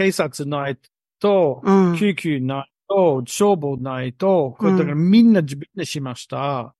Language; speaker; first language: Japanese; non-native, learner; English